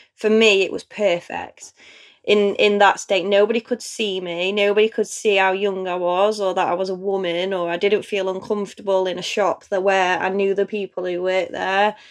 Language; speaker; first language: English; native; English